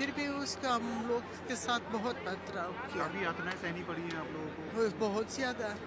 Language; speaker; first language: Hindi; non-native, learner; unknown